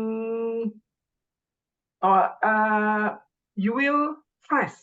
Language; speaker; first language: English; non-native, learner; Indonesian